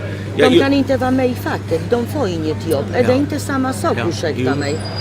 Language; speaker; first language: Swedish; non-native, fluent; Polish